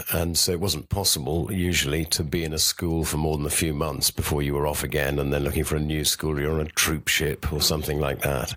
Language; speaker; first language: English; native; English